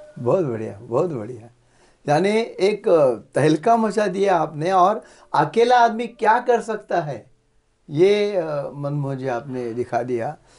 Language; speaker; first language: Hindi; non-native, local second language; Marathi